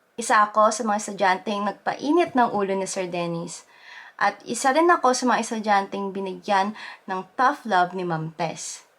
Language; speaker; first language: Filipino; native; Filipino